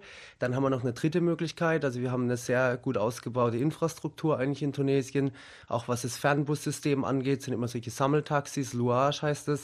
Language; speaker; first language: German; native; German